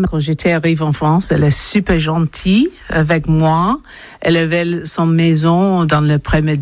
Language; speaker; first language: French; non-native, learner; English